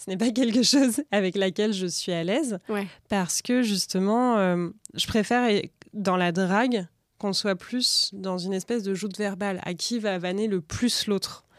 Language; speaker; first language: French; native; French